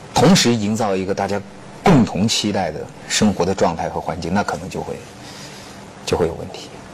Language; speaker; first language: Chinese; native; Chinese